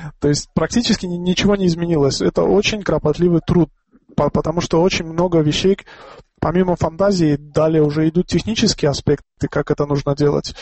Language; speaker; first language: Russian; non-native, local second language; Tajik